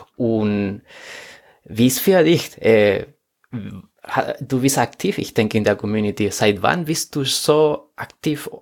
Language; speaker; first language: German; non-native, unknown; Spanish